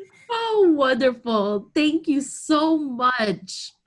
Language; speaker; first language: English; early bilingual, other home language; Spanish